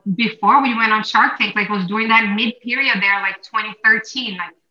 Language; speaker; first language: English; non-native, fluent; Portuguese